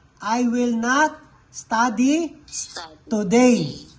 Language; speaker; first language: English; non-native, local second language; Filipino